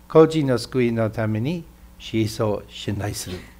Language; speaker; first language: Japanese; non-native, fluent; English